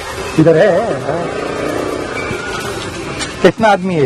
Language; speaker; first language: Hindi; non-native, local second language; Kannada